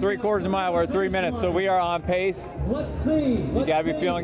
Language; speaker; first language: English; native; English